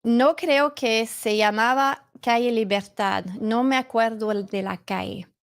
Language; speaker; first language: Spanish; non-native, learner; English